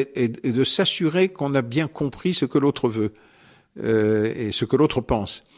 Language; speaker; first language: French; native; French